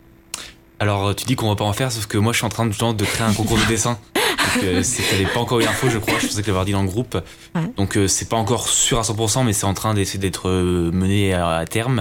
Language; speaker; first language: French; native; French